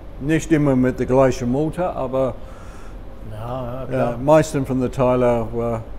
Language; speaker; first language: German; non-native, fluent; English